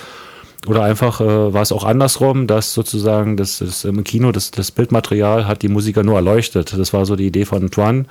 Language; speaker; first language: German; native; German